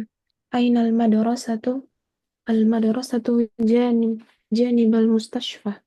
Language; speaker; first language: Arabic; non-native, learner; Indonesian